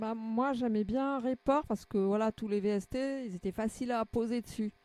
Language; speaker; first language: French; native; French